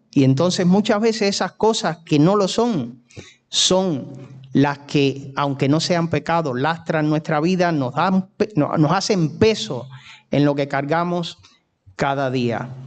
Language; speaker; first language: Spanish; native; Spanish